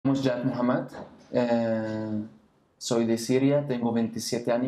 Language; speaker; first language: Spanish; non-native, learner; Kurdish